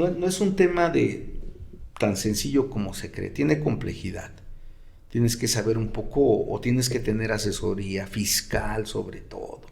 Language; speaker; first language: Spanish; native; Spanish